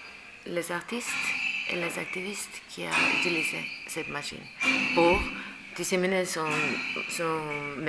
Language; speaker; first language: French; non-native, learner; Norwegian